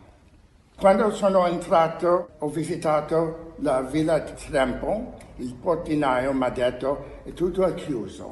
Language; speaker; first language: Italian; non-native, learner; English